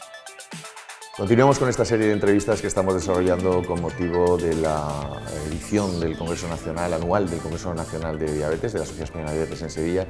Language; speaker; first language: Spanish; native; Spanish